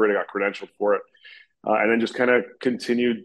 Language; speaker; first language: English; native; English